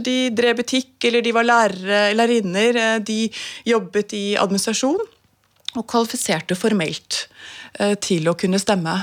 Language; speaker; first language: Norwegian; native; Norwegian